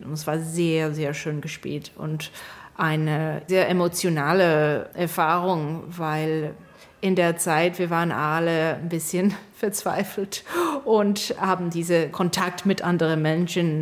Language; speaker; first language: German; non-native, fluent; English